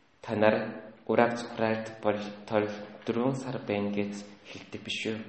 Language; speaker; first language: Mongolian; native; Mongolian